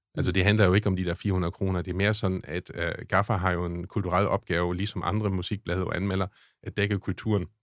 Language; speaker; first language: Danish; non-native, fluent; German